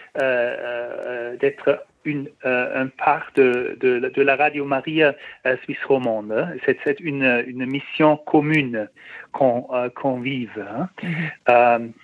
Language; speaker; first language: French; non-native, learner; German